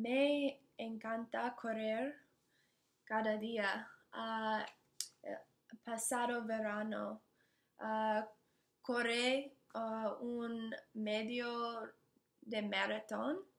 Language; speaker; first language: Spanish; non-native, learner; English